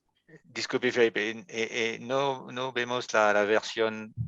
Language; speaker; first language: Spanish; non-native, learner; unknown